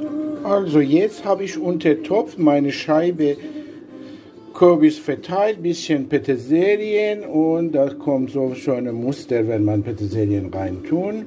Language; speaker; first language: German; non-native, learner; Persian